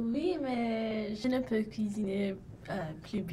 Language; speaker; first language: French; non-native, learner; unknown